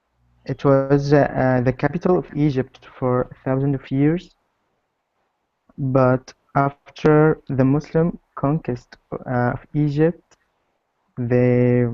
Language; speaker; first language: English; non-native, learner; Arabic